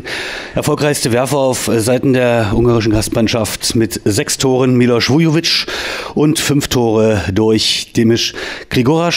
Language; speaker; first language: German; native; German